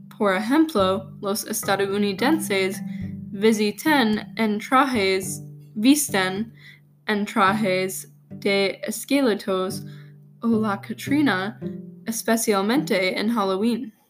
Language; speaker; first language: Spanish; non-native, learner; English